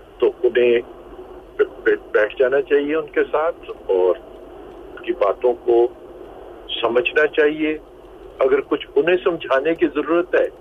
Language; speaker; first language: Urdu; non-native, local second language; Punjabi